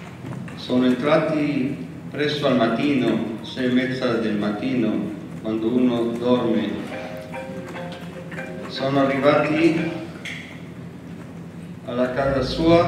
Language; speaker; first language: Italian; non-native, fluent; Spanish